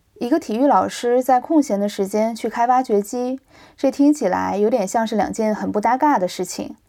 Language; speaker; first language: Chinese; native; Chinese